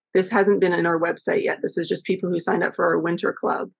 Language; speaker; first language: English; native; English